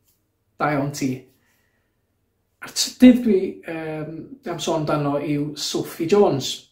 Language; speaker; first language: Welsh; native; Welsh